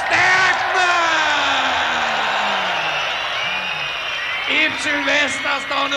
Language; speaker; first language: Danish; native; Danish